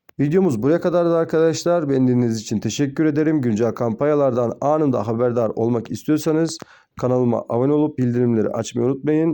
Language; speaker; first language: Turkish; native; Turkish